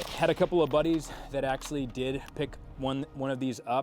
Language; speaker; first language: English; native; English